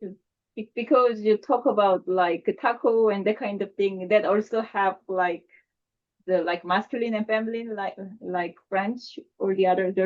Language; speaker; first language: English; non-native, learner; Korean